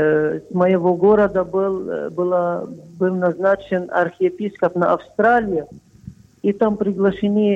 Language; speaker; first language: Russian; non-native, fluent; Arabic